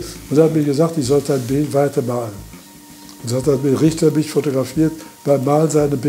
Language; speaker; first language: German; non-native, fluent; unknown